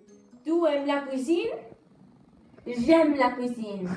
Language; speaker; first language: French; non-native, learner; Spanish